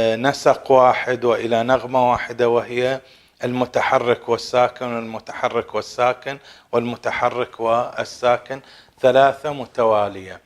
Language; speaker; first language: Arabic; native; Arabic